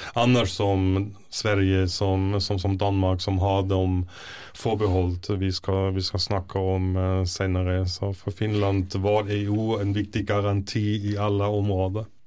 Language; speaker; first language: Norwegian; non-native, fluent; German